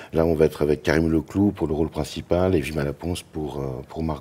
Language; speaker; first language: French; native; French